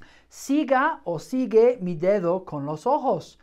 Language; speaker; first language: Spanish; non-native, fluent; English